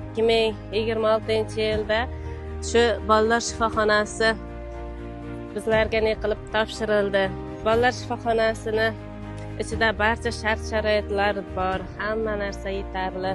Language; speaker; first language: Uzbek; native; Uzbek